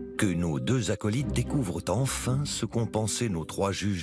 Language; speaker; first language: French; native; French